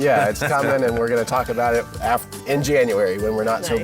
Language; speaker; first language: English; native; English